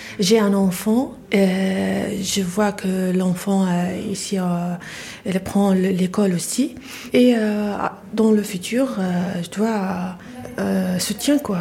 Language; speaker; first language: French; non-native, learner; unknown